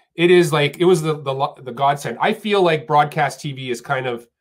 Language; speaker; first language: English; native; English